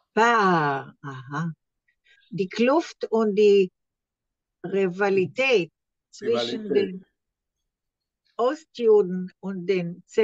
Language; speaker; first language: German; non-native, learner; Hebrew